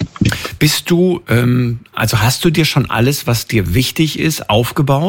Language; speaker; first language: German; native; German